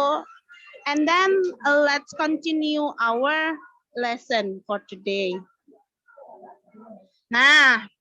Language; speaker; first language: English; non-native, learner; Indonesian